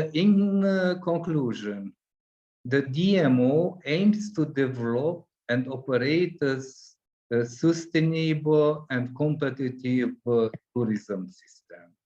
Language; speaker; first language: English; non-native, fluent; Hungarian